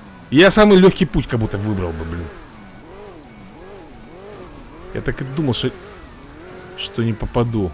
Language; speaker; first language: Russian; native; Russian